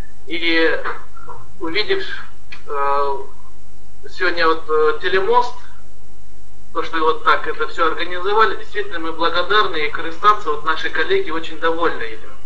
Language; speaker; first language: Russian; non-native, local second language; Kyrgyz